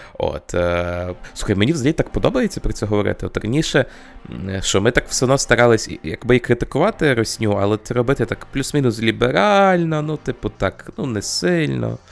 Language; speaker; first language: Ukrainian; native; Ukrainian